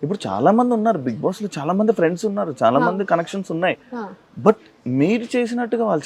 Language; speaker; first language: Telugu; native; Telugu